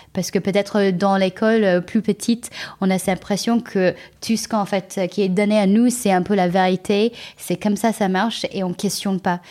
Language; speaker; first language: French; non-native, fluent; Chinese